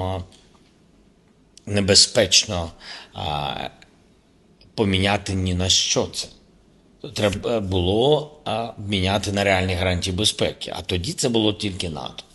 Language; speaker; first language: Ukrainian; non-native, local second language; Russian